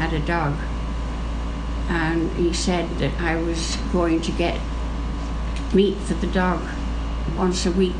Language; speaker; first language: English; native; English